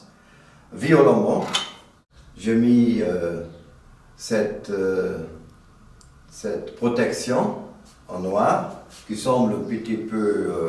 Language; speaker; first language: French; non-native, fluent; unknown